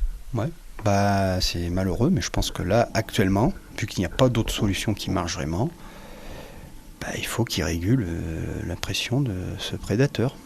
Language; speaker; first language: French; native; French